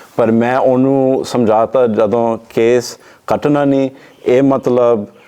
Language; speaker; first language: Punjabi; early bilingual, heritage; English